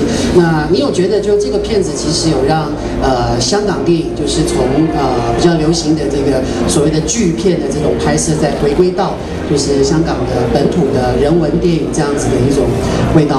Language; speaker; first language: Chinese; native; Chinese